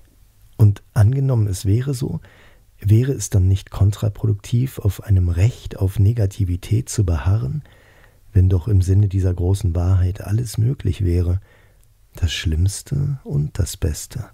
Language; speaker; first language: German; native; German